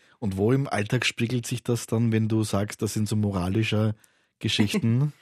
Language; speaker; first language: German; native; German